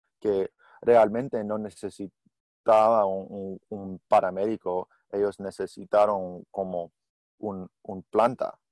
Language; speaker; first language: Spanish; non-native, learner; English